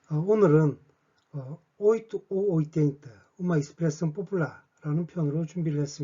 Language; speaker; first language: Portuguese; non-native, fluent; Korean